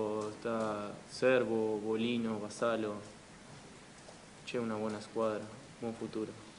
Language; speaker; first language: Italian; non-native, learner; Spanish